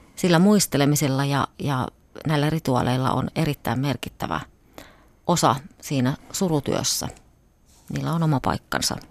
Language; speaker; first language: Finnish; native; Finnish